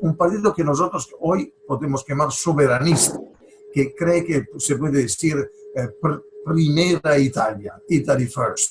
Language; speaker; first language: Spanish; non-native, fluent; Italian